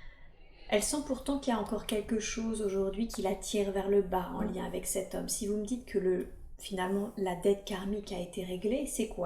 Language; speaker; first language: French; native; French